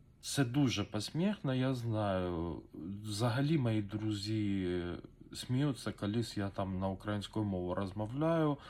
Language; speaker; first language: Ukrainian; non-native, learner; Persian